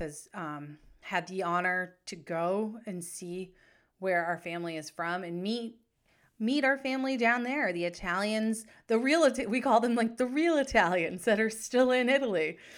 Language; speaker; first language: English; native; English